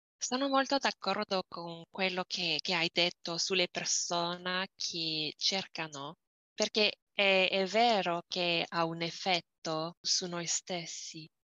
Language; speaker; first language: Italian; non-native, learner; English